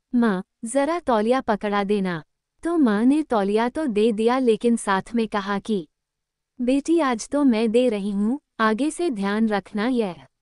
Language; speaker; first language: Hindi; native; Hindi